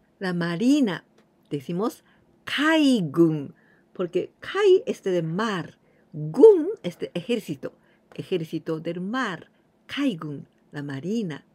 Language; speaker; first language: Spanish; non-native, fluent; Japanese